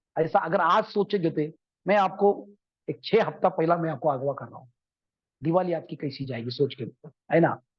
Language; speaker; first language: Hindi; non-native, local second language; Marathi